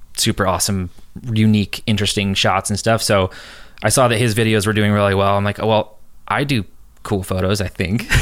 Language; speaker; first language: English; native; English